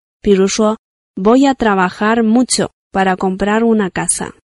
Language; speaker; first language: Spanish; non-native, fluent; Chinese